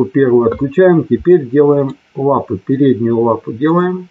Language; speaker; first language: Russian; native; Russian